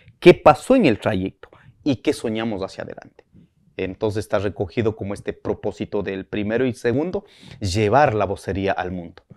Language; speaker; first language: Spanish; native; Spanish